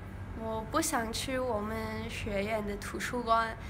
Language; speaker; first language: Chinese; non-native, learner; English